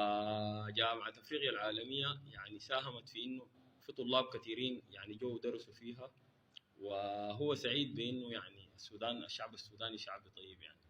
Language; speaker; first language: Arabic; native; Arabic